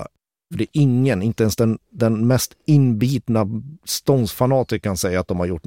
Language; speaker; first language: Swedish; native; Swedish